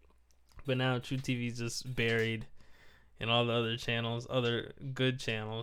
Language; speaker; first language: English; native; English